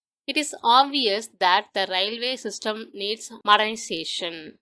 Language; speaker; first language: English; non-native, local second language; Tamil